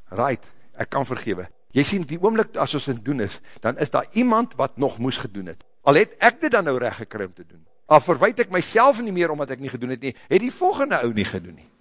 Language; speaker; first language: Afrikaans; native; Afrikaans